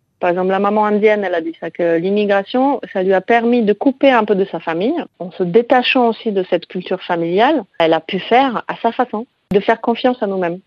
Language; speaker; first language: French; non-native, fluent; Polish